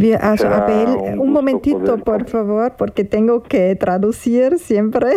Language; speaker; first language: Spanish; non-native, learner; German